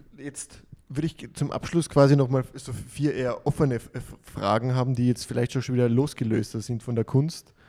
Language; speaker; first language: German; native; German